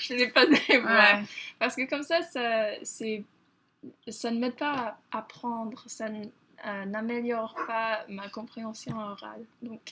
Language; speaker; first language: French; non-native, fluent; English